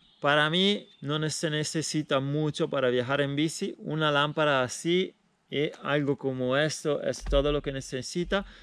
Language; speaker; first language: Spanish; non-native, fluent; Italian